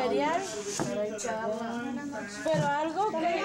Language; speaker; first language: Spanish; native; Spanish